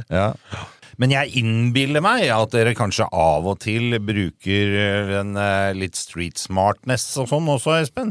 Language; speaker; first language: Norwegian; native; Norwegian